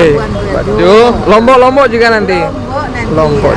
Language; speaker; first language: Indonesian; native; Indonesian